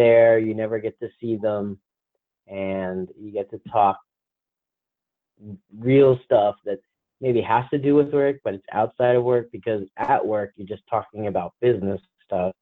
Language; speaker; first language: English; native; English